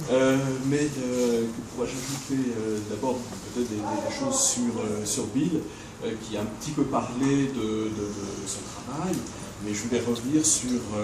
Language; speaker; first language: French; native; French